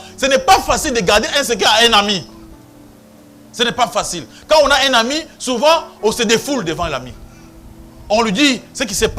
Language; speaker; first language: French; non-native, local second language; Lingala